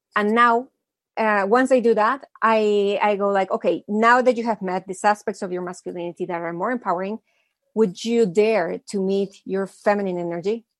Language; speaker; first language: English; early bilingual, other home language; Spanish